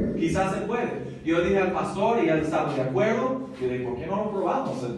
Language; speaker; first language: Spanish; non-native, fluent; English